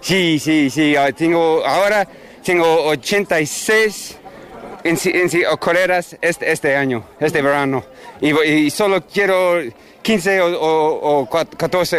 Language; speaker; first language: Spanish; non-native, learner; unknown